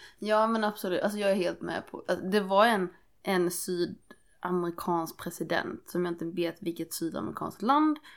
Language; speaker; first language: Swedish; native; Swedish